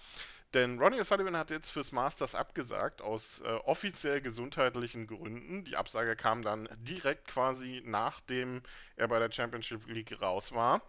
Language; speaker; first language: German; native; German